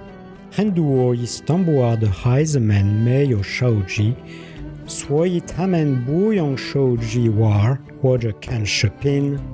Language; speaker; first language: Chinese; non-native, learner; French